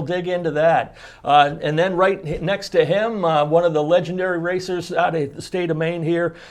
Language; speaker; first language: English; native; English